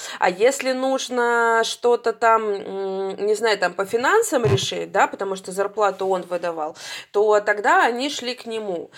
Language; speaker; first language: Russian; native; Russian